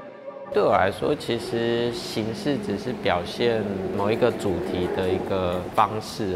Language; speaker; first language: Chinese; native; Chinese